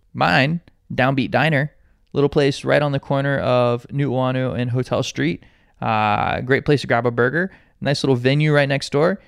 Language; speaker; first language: English; native; English